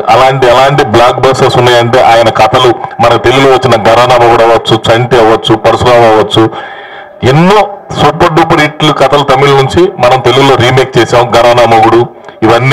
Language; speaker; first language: Telugu; native; Telugu